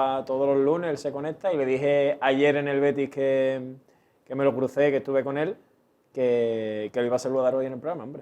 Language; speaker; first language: Spanish; native; Spanish